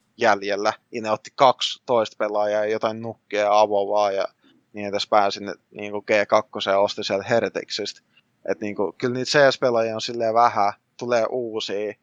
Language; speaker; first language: Finnish; early bilingual, other home language; Russian